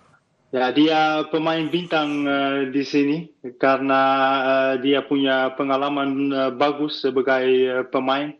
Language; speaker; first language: Indonesian; early bilingual, heritage; Dutch